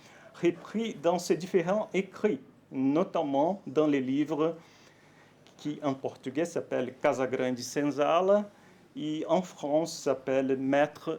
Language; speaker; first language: French; non-native, fluent; Portuguese